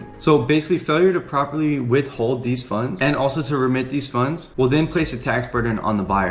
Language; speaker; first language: English; native; English